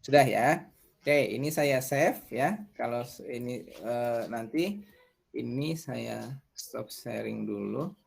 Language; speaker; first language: Indonesian; native; Indonesian